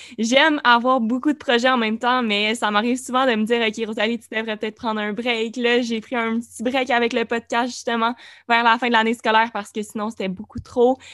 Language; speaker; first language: French; native; French